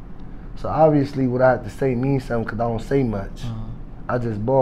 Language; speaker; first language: English; native; English